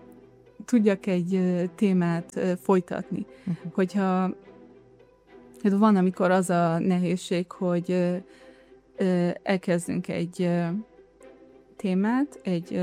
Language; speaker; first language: Hungarian; early bilingual, heritage; Hungarian